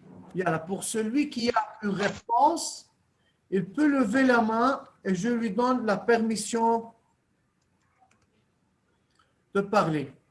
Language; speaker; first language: French; non-native, local second language; Arabic